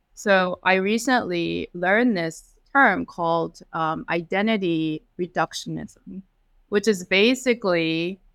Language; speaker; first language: English; early bilingual, other home language; Japanese